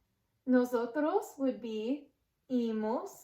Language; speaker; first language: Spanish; non-native, learner; English